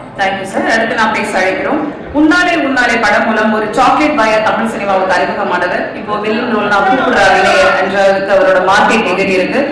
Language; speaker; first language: Tamil; native; Tamil